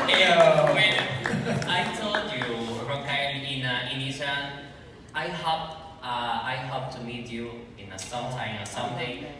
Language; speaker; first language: English; non-native, learner; Spanish